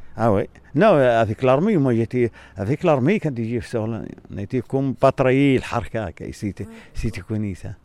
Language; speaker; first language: French; non-native, local second language; Arabic